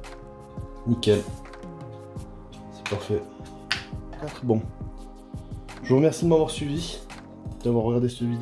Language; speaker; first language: French; native; French